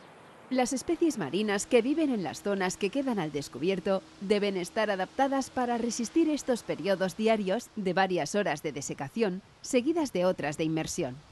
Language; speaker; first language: Spanish; native; Spanish